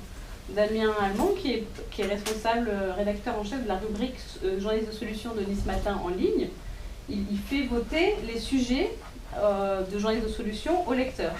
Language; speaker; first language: French; native; French